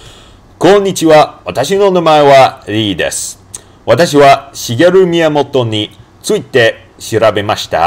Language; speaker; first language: Japanese; non-native, learner; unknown